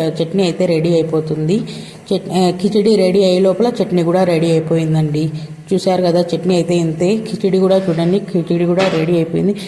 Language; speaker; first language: Telugu; non-native, local second language; Urdu